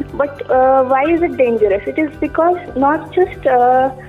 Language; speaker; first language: English; non-native, local second language; Kannada